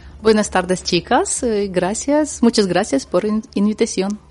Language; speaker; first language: Spanish; non-native, learner; Ukrainian